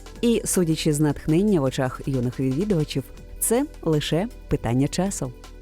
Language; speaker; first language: Ukrainian; native; Ukrainian